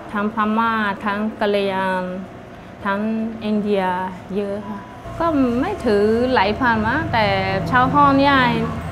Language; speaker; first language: Thai; non-native, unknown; Karen languages